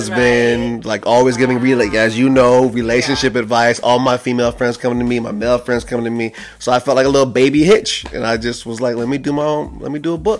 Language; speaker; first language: English; native; English